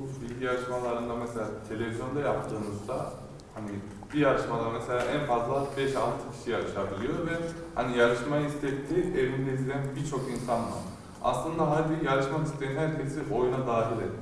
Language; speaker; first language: Turkish; native; Turkish